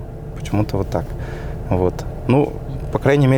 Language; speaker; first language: Russian; native; Russian